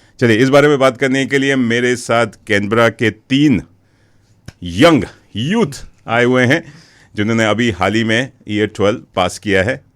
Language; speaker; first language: Hindi; native; Hindi